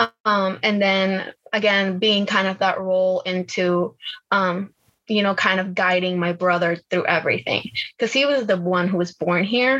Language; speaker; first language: English; early bilingual, other home language; Spanish